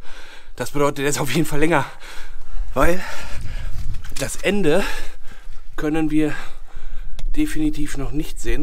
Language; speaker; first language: German; native; German